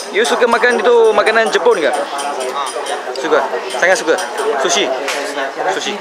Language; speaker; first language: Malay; non-native, local second language; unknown